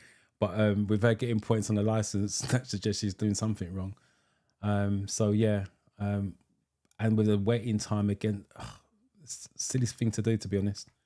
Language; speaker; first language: English; native; English